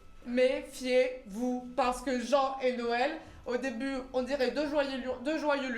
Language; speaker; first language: French; native; French